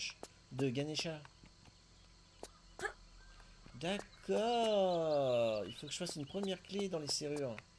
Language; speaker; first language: French; native; French